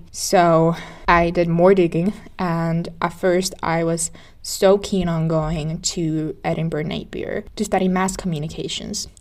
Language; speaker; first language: English; non-native, fluent; Finnish